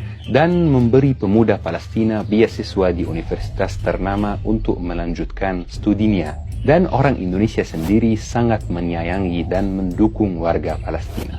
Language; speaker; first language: Indonesian; non-native, fluent; Arabic